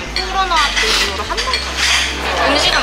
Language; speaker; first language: Korean; non-native, local second language; Indonesian